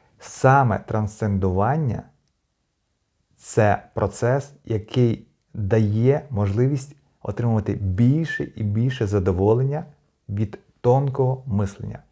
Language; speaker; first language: Ukrainian; native; Ukrainian